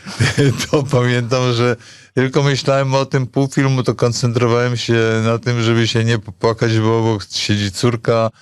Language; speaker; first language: Polish; native; Polish